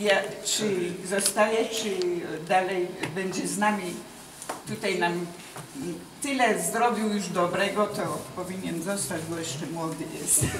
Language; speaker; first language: Polish; early bilingual, heritage; Polish